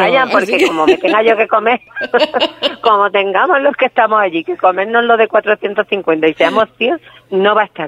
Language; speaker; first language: Spanish; native; Spanish